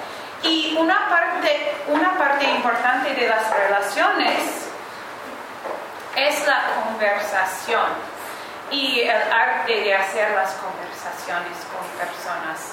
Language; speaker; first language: Spanish; non-native, fluent; English